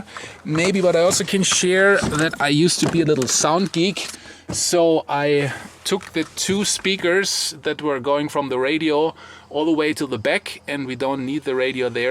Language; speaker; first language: English; non-native, fluent; German